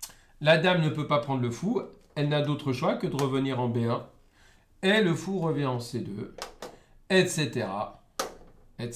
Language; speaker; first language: French; native; French